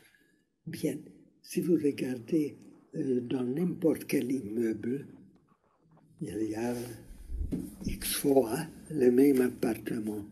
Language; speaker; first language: French; non-native, learner; Hungarian